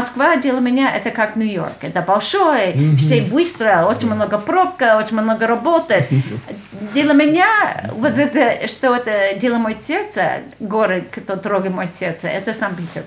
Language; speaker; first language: Russian; non-native, learner; English